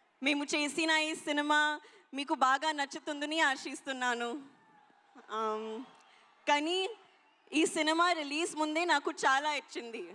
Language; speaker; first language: Telugu; non-native, learner; Hindi